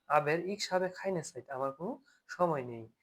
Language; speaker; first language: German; non-native, fluent; Bangla